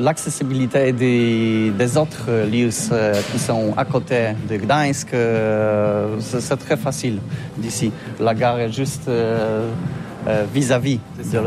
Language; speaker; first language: French; non-native, learner; Polish